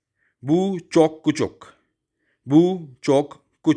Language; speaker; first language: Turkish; non-native, learner; Urdu